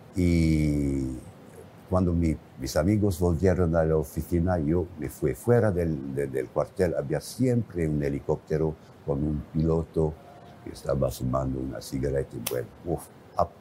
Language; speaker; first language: Spanish; non-native, fluent; English